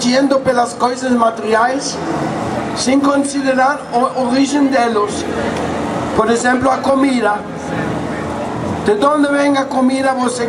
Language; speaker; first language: Portuguese; non-native, fluent; Spanish